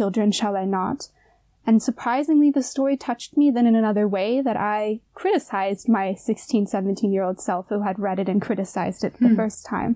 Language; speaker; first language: English; native; English